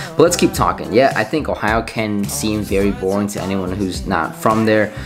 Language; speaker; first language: English; native; English